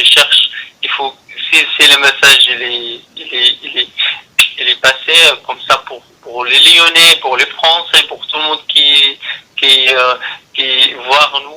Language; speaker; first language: French; non-native, learner; Arabic